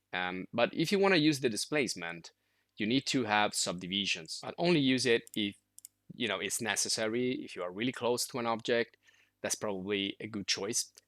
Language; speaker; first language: English; non-native, fluent; Italian